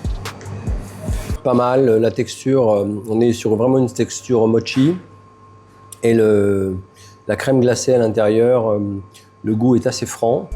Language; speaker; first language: French; native; French